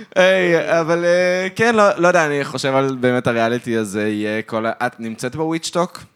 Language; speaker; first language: Hebrew; native; Hebrew